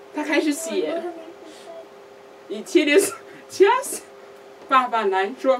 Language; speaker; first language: Russian; non-native, learner; Chinese